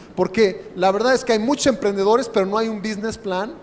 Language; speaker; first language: Spanish; native; Spanish